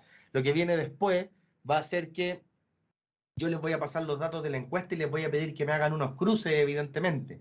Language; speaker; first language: Spanish; native; Spanish